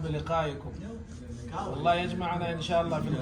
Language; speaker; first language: Arabic; non-native, fluent; Urdu